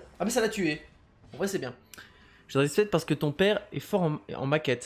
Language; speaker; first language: French; native; French